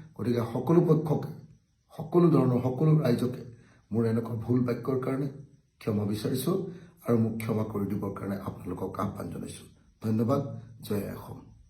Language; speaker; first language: Assamese; native; Assamese